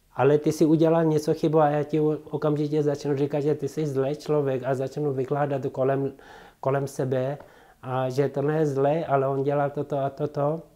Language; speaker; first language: Czech; non-native, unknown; Tibetan